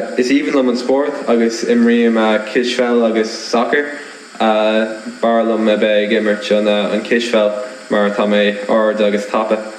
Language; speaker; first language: Irish; non-native, local second language; English